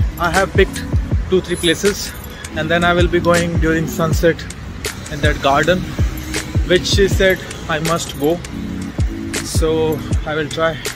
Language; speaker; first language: English; non-native, local second language; Hindi